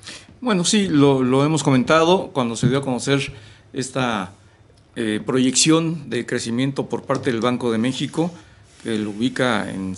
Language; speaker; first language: Spanish; native; Spanish